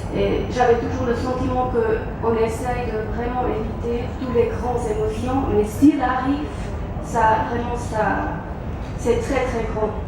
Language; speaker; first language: French; non-native, local second language; German